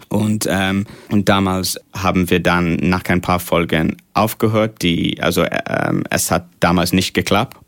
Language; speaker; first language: German; non-native, fluent; English